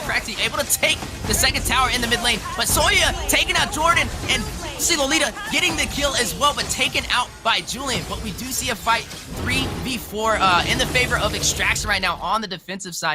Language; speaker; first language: English; native; English